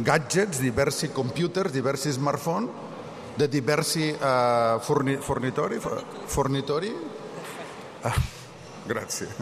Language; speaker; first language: Italian; non-native, learner; Catalan